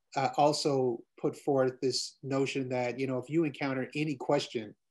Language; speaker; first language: English; native; English